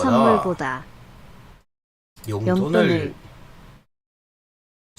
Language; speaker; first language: Korean; non-native, learner; English